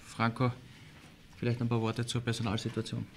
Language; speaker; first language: German; native; German